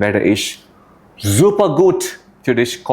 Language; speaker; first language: German; non-native, fluent; Malayalam